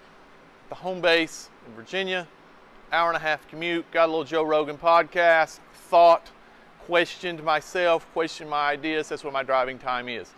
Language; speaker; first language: English; native; English